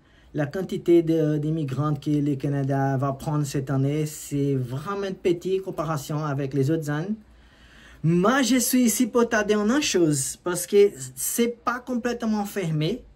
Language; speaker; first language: French; non-native, learner; Portuguese